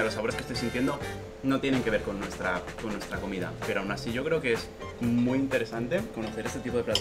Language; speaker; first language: Spanish; native; Spanish